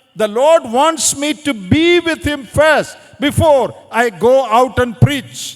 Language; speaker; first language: English; non-native, local second language; Malayalam